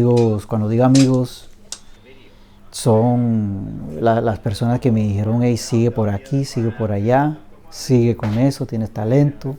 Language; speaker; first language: Spanish; early bilingual, other home language; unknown